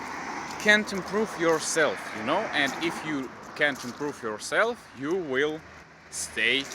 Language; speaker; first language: English; non-native, learner; Russian